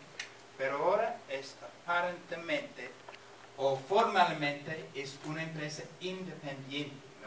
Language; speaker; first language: Spanish; non-native, fluent; English